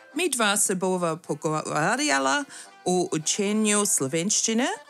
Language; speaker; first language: Slovenian; non-native, learner; English